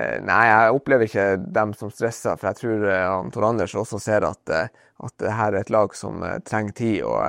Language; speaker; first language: Norwegian; native; Norwegian